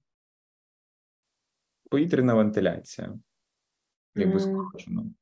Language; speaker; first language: Ukrainian; native; Ukrainian